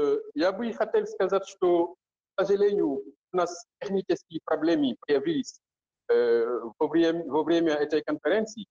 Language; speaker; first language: Russian; non-native, fluent; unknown